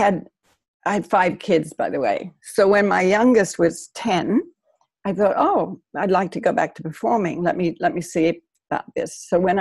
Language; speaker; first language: English; native; English